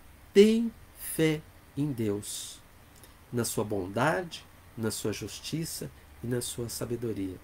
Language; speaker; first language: Portuguese; native; Portuguese